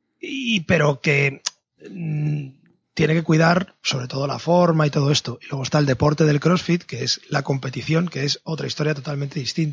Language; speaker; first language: Spanish; native; Spanish